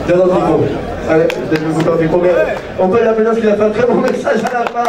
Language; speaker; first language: French; native; French